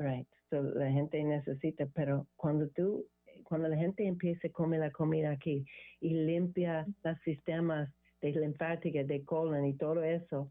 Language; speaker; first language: Spanish; non-native, learner; English